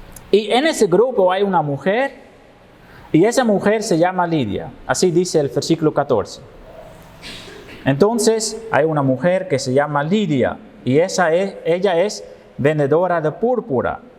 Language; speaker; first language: Spanish; non-native, fluent; Dutch